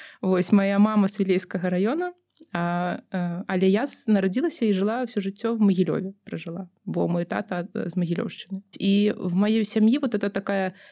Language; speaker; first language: Belarusian; non-native, local second language; Russian